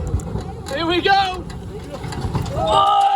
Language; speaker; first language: English; native; English